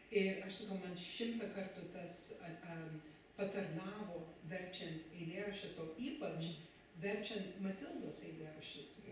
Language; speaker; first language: Lithuanian; early bilingual, heritage; Lithuanian